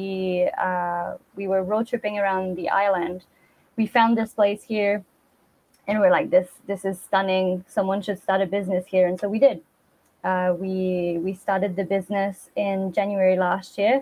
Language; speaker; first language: English; native; English